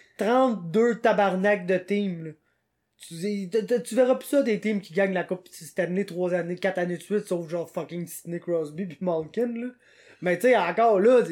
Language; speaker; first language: French; native; French